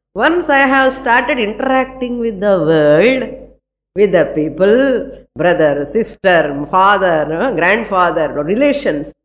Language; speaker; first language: English; non-native, local second language; Tamil